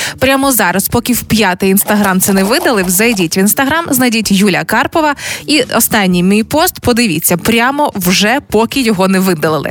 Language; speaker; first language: Ukrainian; native; Ukrainian